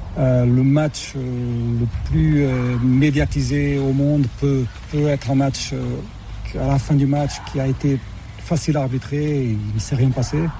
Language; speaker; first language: French; non-native, fluent; Portuguese